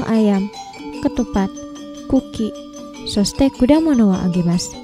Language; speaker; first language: Japanese; non-native, fluent; Indonesian